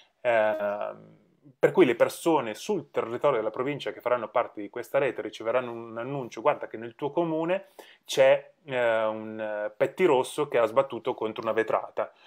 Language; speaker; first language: Italian; native; Italian